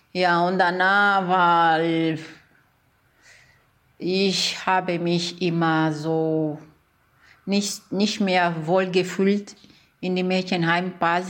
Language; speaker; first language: German; non-native, learner; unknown